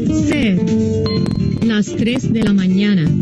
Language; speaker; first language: Spanish; non-native, learner; English